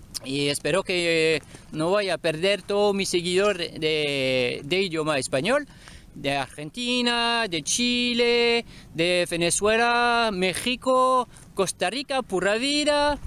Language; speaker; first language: Spanish; non-native, learner; French